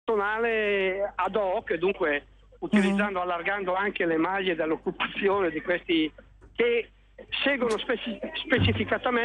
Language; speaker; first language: Italian; native; Italian